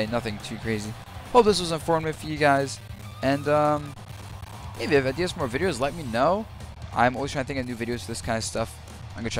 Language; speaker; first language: English; native; English